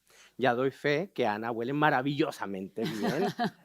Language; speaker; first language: Spanish; native; Spanish